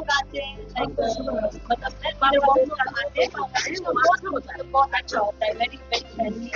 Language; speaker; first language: Hindi; non-native, local second language; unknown